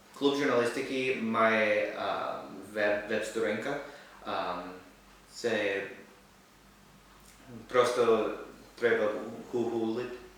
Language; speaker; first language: Ukrainian; non-native, learner; English